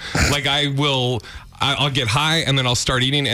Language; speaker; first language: English; native; English